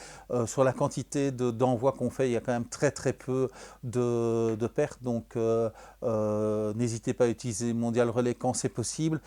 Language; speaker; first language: French; native; French